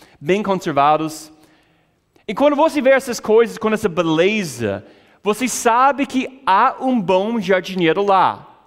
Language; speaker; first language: Portuguese; non-native, fluent; English